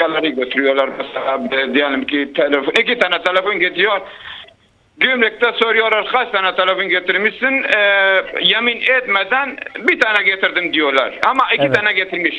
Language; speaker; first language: Turkish; non-native, local second language; Kurdish